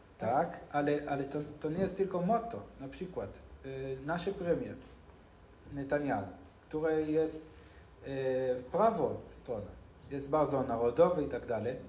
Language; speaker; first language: Polish; non-native, learner; Hebrew